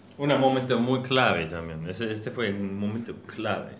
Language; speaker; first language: Spanish; non-native, learner; English